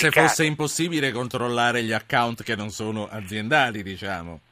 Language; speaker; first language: Italian; native; Italian